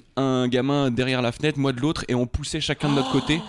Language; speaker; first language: French; native; French